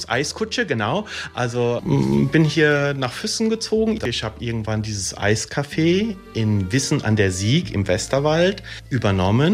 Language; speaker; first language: German; early bilingual, other home language; Italian